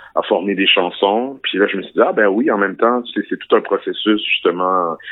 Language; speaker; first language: French; native; French